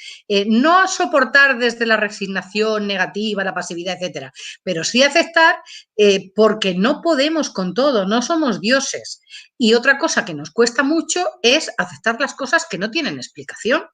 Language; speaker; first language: Spanish; native; Spanish